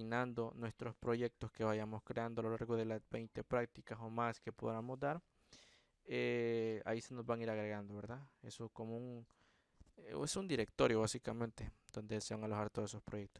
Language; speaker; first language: Spanish; native; Spanish